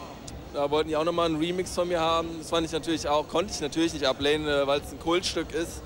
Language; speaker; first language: German; native; German